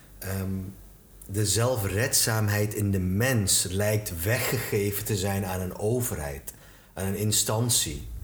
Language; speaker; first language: Dutch; early bilingual, other home language; Turkish